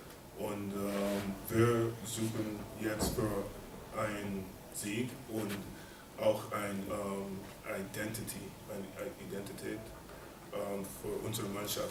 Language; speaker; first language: German; non-native, learner; English